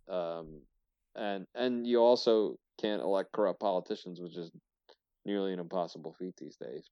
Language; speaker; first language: English; native; English